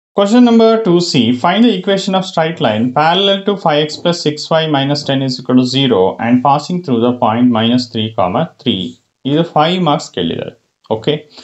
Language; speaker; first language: English; non-native, local second language; Kannada